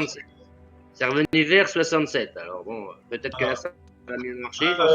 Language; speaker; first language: French; native; French